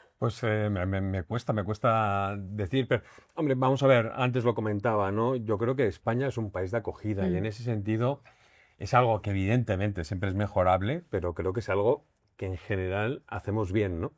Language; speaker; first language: Spanish; native; Spanish